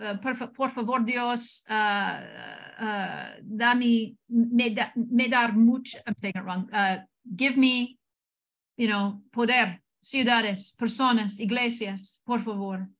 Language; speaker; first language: Spanish; non-native, learner; English